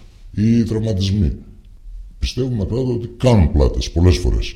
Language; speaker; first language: Greek; native; Greek